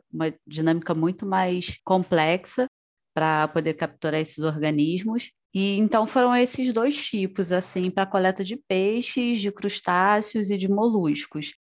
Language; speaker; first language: Portuguese; native; Portuguese